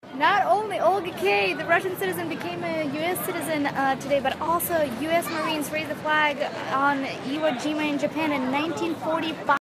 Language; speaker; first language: English; non-native, fluent; Russian